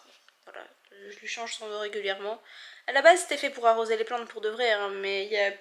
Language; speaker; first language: French; native; French